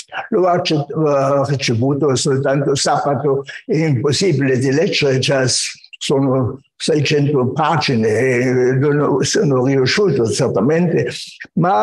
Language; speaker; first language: Italian; non-native, fluent; German